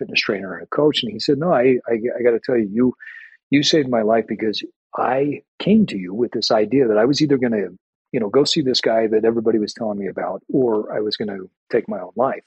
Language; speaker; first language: English; native; English